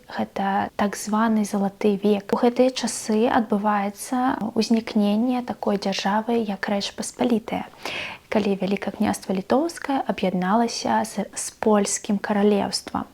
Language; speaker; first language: Belarusian; non-native, local second language; Russian